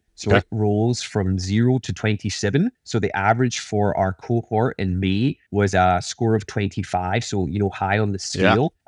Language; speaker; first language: English; native; English